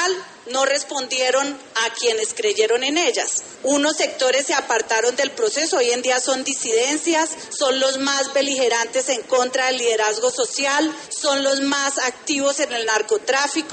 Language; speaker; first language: Spanish; native; Spanish